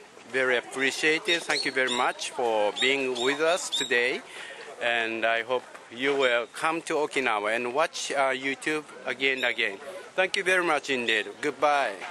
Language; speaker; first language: English; non-native, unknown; Japanese